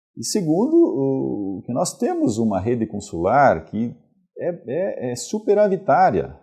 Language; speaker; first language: Portuguese; non-native, local second language; Venetian